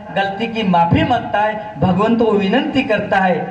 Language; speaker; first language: Hindi; non-native, local second language; Marathi